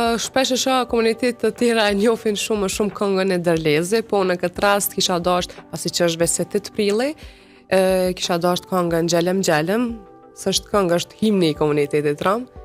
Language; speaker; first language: Albanian; non-native, local second language; Romany